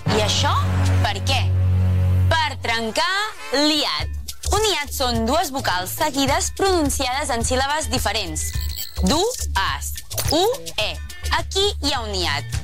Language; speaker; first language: Catalan; native; Catalan